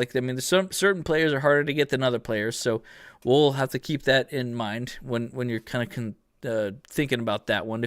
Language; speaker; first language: English; native; English